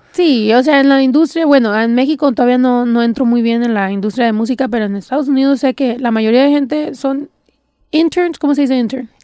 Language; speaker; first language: Spanish; early bilingual, heritage; Spanish